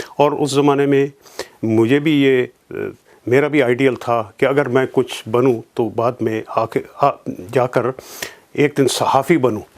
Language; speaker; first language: Urdu; non-native, local second language; Punjabi